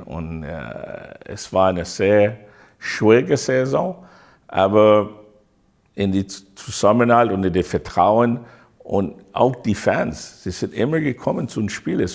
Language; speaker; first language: German; non-native, fluent; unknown